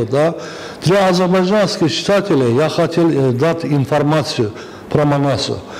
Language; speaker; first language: Russian; non-native, fluent; Azerbaijani